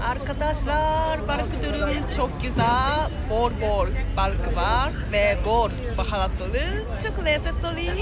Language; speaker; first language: Turkish; non-native, learner; Japanese